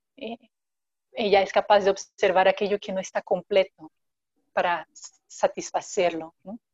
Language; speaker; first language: Spanish; non-native, fluent; Portuguese